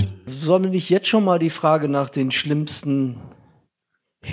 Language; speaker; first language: German; native; German